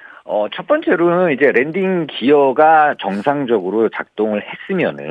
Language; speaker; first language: Korean; native; Korean